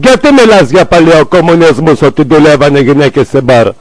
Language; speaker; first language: Greek; non-native, learner; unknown